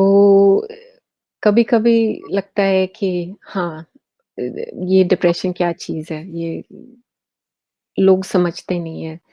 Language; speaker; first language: Hindi; early bilingual, heritage; English